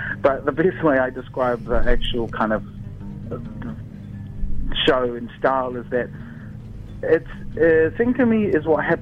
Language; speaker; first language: English; native; English